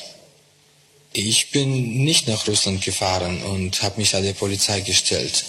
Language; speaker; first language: German; non-native, fluent; Russian